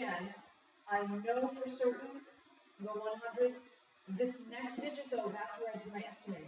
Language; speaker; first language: English; native; English